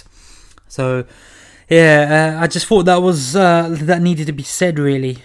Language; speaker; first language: English; native; English